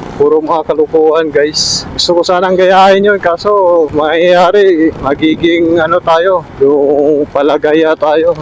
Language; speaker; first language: Filipino; non-native, local second language; Cebuano